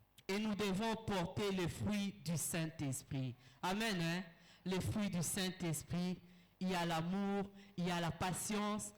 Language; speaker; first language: French; non-native, local second language; Lingala